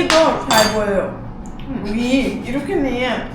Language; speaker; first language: Korean; non-native, local second language; Vietnamese